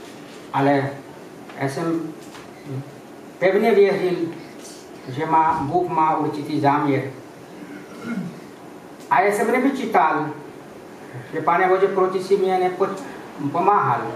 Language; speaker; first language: Czech; non-native, fluent; Ukrainian